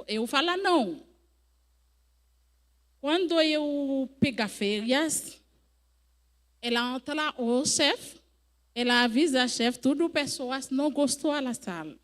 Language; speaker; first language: Portuguese; non-native, learner; French